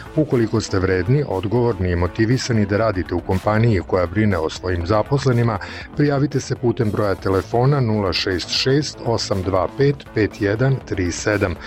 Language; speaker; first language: Serbian; native; Serbian